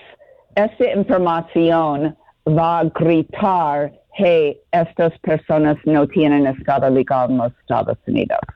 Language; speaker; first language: Spanish; non-native, learner; English